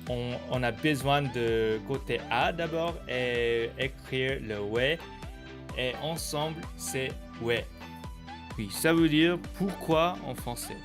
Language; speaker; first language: French; non-native, learner; Korean